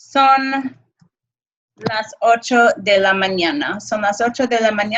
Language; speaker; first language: Spanish; non-native, fluent; English